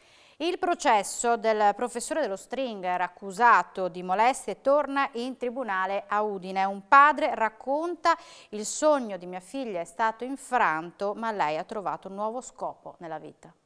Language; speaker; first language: Italian; native; Italian